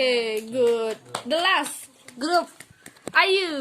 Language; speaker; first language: English; non-native, learner; Indonesian